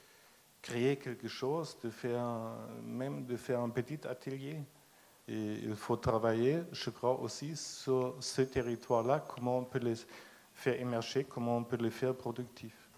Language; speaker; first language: French; non-native, fluent; German